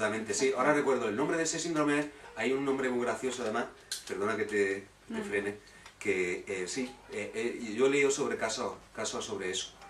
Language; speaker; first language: Spanish; native; Spanish